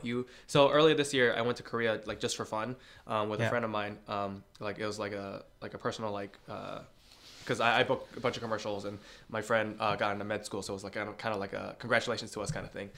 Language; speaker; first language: English; early bilingual, other home language; Chinese